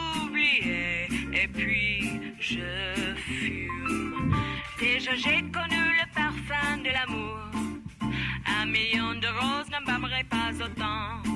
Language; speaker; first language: French; non-native, learner; Indonesian